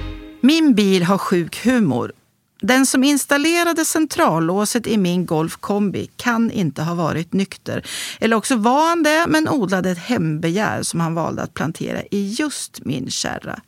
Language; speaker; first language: Swedish; native; Swedish